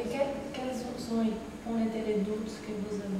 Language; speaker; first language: French; non-native, fluent; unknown